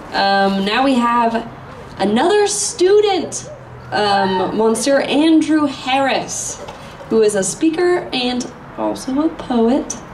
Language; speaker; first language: English; native; English